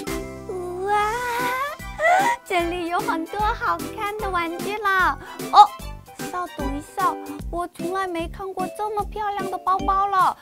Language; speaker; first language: Chinese; non-native, fluent; Korean